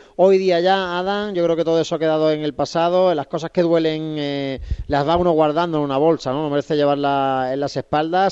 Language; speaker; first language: Spanish; native; Spanish